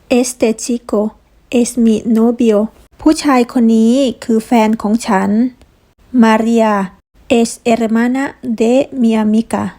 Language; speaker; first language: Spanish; non-native, fluent; Thai